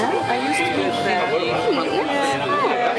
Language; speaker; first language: English; non-native, fluent; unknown